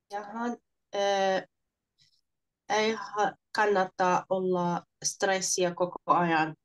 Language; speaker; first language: Finnish; non-native, learner; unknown